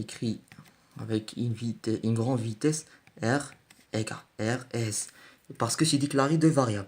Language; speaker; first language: French; non-native, learner; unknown